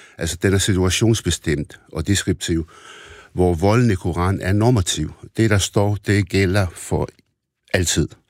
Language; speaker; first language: Danish; early bilingual, other home language; Arabic